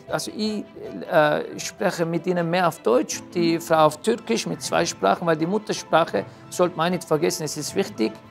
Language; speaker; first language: German; non-native, fluent; Turkish